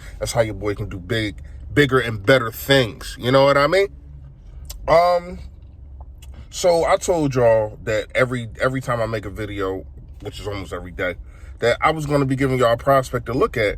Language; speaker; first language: English; native; English